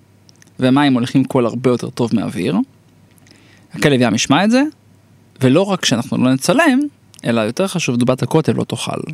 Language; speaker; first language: Hebrew; native; Hebrew